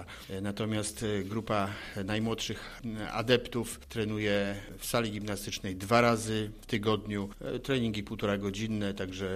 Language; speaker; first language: Polish; native; Polish